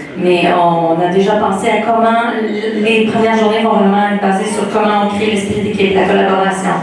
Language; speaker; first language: French; native; French